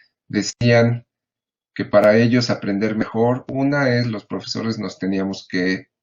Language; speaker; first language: Spanish; native; Spanish